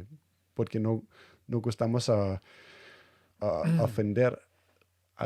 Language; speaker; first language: Spanish; non-native, fluent; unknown